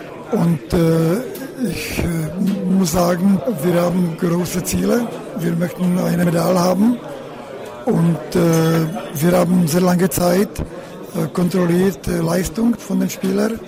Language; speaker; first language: German; non-native, learner; Czech